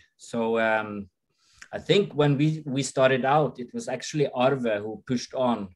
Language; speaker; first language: English; non-native, fluent; Norwegian